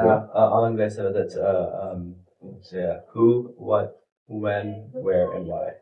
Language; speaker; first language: French; non-native, local second language; English